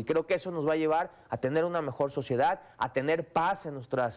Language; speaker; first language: Spanish; native; Spanish